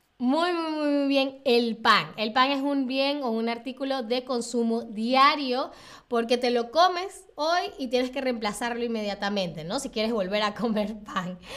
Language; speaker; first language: Spanish; native; Spanish